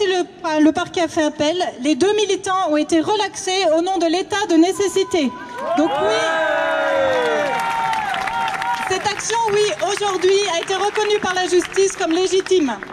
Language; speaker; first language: French; native; French